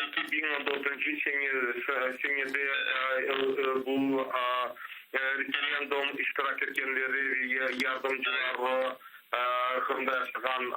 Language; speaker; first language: Turkish; non-native, learner; Crimean Tatar